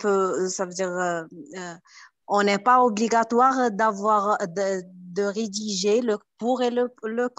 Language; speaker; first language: French; non-native, learner; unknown